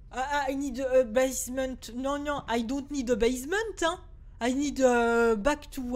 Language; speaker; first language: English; non-native, learner; French